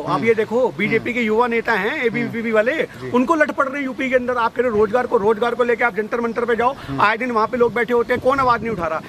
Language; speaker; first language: Hindi; native; Hindi